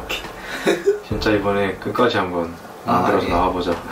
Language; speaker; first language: Korean; native; Korean